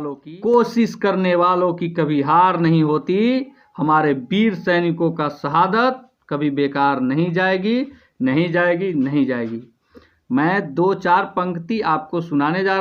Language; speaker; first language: Hindi; native; Hindi